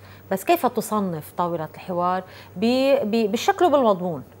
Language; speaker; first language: Arabic; native; Arabic